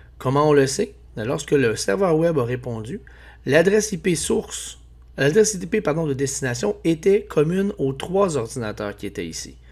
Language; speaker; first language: French; native; French